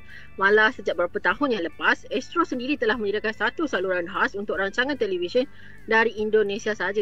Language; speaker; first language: Malay; native; Malay